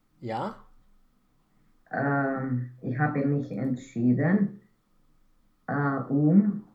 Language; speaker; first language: German; non-native, learner; Romanian